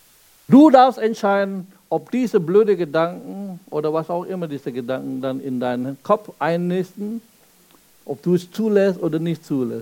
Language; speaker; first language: German; non-native, fluent; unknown